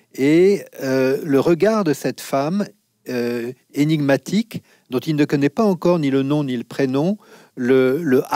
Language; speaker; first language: French; native; French